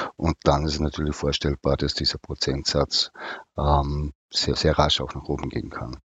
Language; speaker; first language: German; native; German